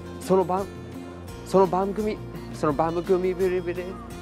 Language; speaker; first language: Japanese; non-native, fluent; English